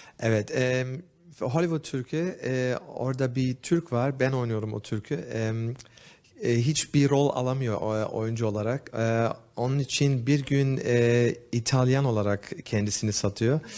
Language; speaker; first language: Turkish; early bilingual, heritage; Turkish